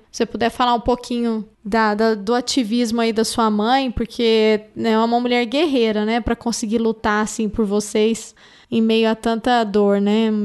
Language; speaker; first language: Portuguese; native; Portuguese